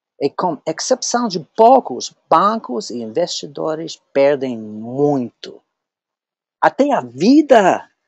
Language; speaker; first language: Portuguese; non-native, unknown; English